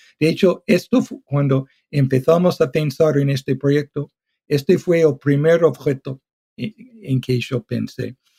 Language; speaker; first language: Spanish; non-native, fluent; English